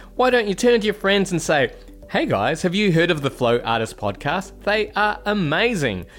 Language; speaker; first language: English; native; English